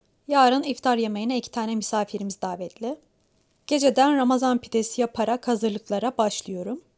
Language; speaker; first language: Turkish; native; Turkish